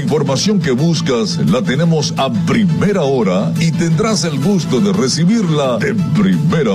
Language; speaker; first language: Spanish; native; Spanish